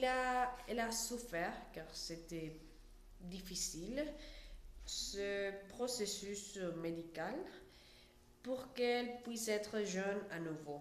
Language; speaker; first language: French; non-native, learner; Spanish